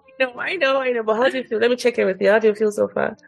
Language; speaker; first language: English; non-native, local second language; Yoruba